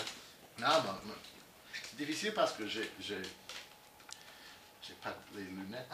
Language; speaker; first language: French; non-native, learner; English